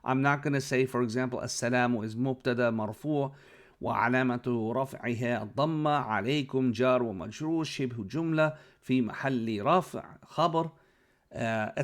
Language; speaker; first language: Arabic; non-native, fluent; English